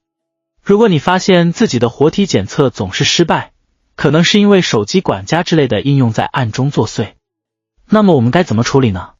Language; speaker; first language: Chinese; native; Chinese